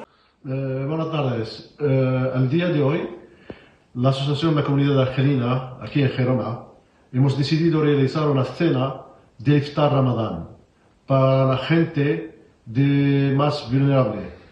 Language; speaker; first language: Spanish; non-native, fluent; Arabic